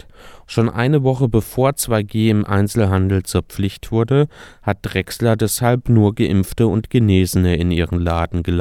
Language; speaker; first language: German; native; German